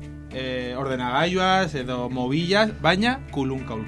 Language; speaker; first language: Basque; non-native, learner; Spanish